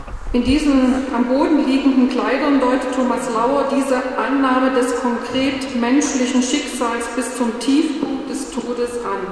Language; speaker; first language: German; native; German